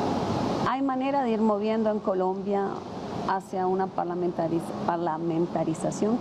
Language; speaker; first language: Spanish; native; Spanish